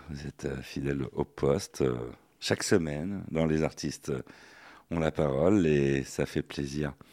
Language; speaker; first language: French; native; French